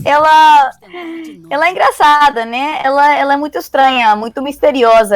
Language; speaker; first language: Portuguese; non-native, learner; Spanish